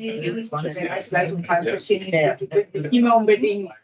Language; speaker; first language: German; non-native, fluent; Italian